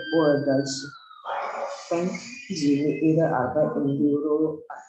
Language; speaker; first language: German; non-native, learner; Indonesian